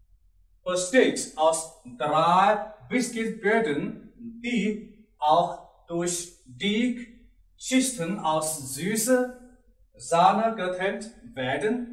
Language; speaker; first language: German; non-native, learner; Chinese